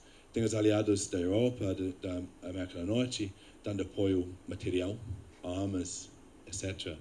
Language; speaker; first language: Portuguese; non-native, fluent; English